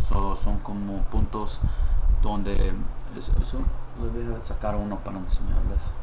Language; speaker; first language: Spanish; early bilingual, heritage; Spanish